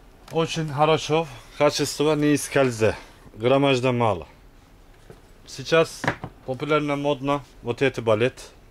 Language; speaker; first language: Russian; non-native, learner; Turkish